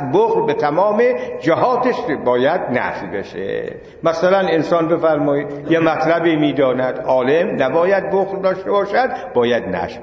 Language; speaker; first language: Persian; native; Persian